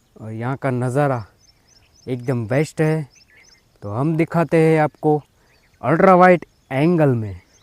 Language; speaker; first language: Hindi; non-native, local second language; Gujarati